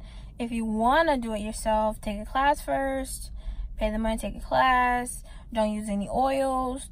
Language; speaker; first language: English; native; English